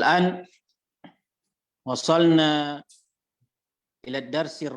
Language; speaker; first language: Arabic; non-native, fluent; Indonesian